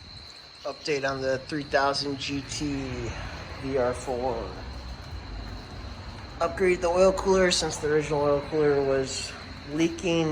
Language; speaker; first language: English; native; English